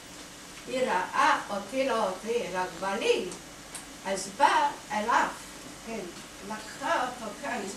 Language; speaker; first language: Hebrew; non-native, fluent; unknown